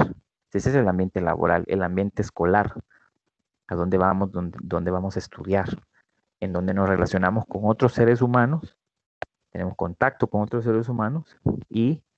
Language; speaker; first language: Spanish; native; Spanish